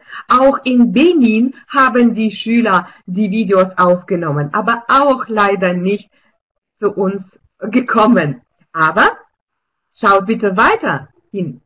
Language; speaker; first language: German; non-native, fluent; Russian